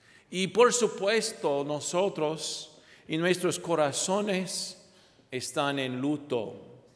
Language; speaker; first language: Spanish; non-native, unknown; English